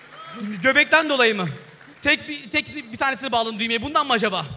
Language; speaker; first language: Turkish; native; Turkish